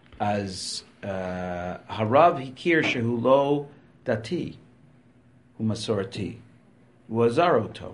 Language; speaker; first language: Hebrew; non-native, fluent; English